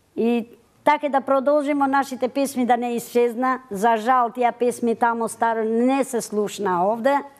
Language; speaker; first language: Macedonian; early bilingual, heritage; Macedonian